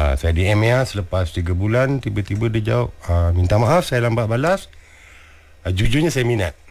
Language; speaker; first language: Malay; native; Malay